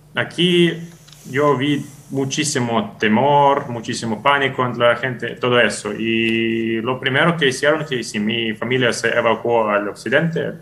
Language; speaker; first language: Spanish; non-native, fluent; Ukrainian